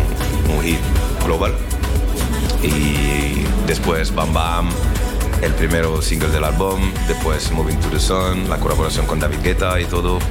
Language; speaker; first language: Spanish; non-native, learner; French